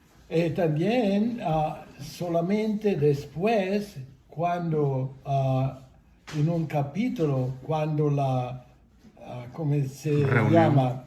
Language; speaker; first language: Spanish; non-native, fluent; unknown